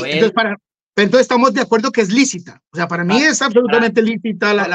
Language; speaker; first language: Spanish; native; Spanish